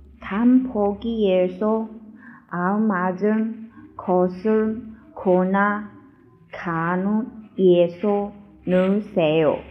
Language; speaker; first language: Korean; non-native, learner; Chinese